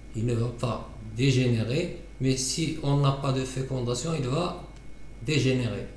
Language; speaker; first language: French; non-native, local second language; Arabic